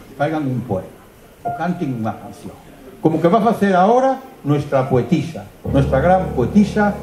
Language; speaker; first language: Spanish; non-native, local second language; Galician